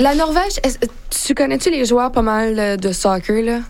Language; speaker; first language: French; native; French